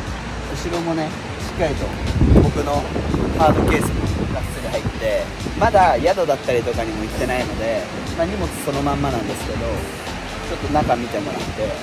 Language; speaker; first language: Japanese; native; Japanese